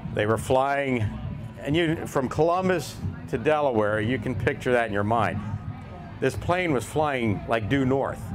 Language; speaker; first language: English; native; English